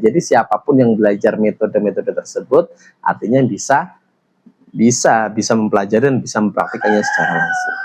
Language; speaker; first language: Indonesian; native; Indonesian